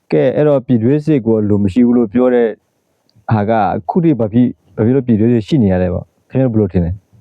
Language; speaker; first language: Burmese; non-native, local second language; S'gaw Karen